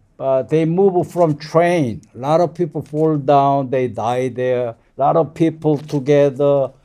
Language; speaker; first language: English; non-native, learner; Korean